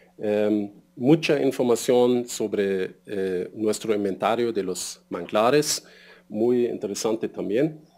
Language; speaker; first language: Spanish; non-native, fluent; German